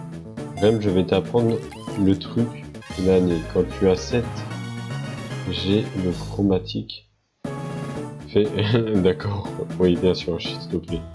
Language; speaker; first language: French; native; French